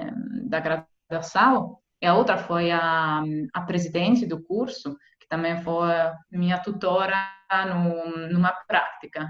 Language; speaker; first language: Portuguese; non-native, fluent; Italian